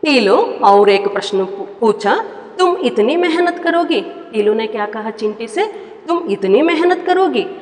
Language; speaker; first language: Hindi; non-native, local second language; Kannada